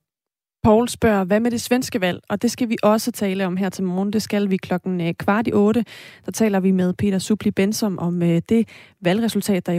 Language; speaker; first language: Danish; native; Danish